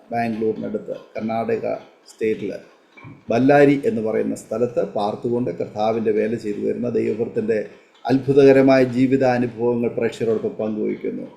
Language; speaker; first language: Malayalam; native; Malayalam